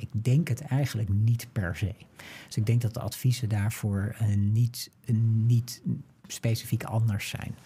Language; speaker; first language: Dutch; native; Dutch